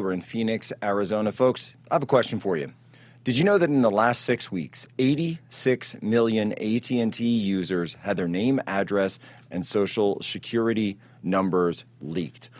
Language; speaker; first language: English; native; English